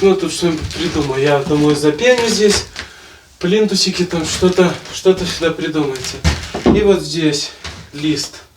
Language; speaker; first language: Russian; native; Russian